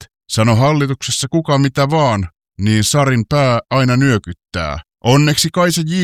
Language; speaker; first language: Finnish; native; Finnish